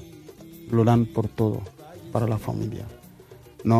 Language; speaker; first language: Spanish; non-native, fluent; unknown